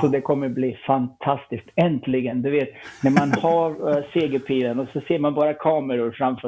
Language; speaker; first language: Swedish; non-native, fluent; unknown